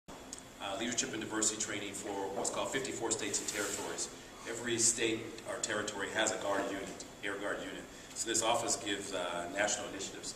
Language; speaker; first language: English; native; English